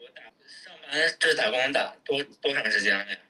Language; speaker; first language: Chinese; native; Chinese